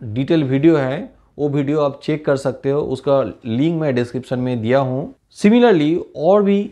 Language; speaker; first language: Hindi; non-native, local second language; Bangla